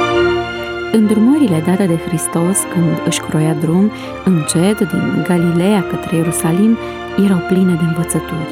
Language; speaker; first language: Romanian; native; Romanian